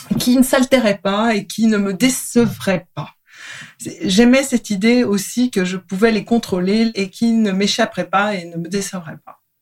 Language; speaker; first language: French; native; French